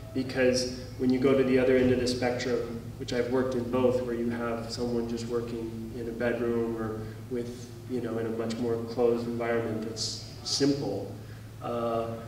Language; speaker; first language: English; native; English